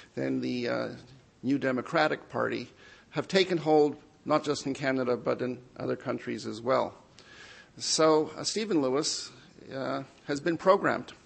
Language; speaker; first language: English; native; English